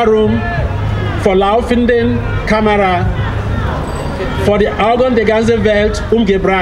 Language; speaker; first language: German; non-native, fluent; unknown